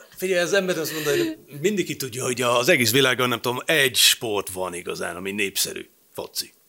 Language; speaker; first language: Hungarian; non-native, fluent; English